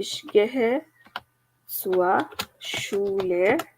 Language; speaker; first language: German; non-native, learner; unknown